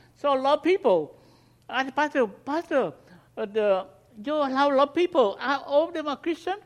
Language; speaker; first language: English; non-native, learner; Khmer